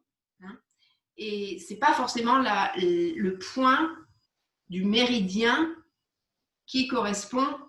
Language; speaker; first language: French; native; French